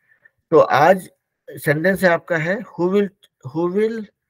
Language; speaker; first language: Hindi; native; Hindi